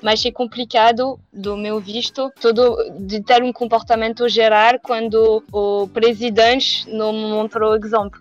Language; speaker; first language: Portuguese; non-native, learner; French